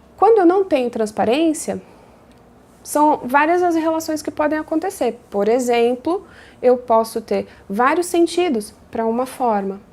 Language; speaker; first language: Portuguese; native; Portuguese